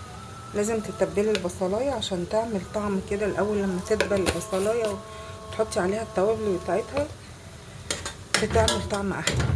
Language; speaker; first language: Arabic; native; Arabic